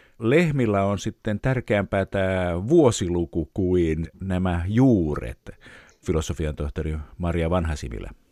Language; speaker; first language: Finnish; native; Finnish